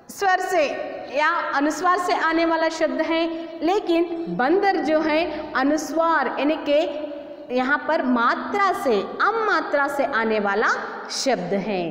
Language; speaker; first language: Hindi; non-native, local second language; Kannada